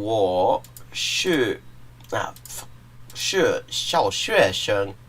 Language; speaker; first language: Chinese; non-native, learner; English